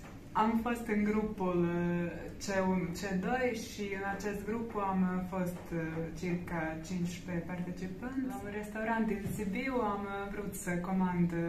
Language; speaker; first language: Romanian; non-native, learner; Croatian